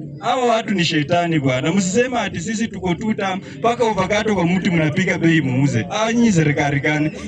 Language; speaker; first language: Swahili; native; Swahili